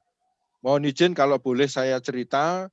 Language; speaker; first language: Indonesian; native; Indonesian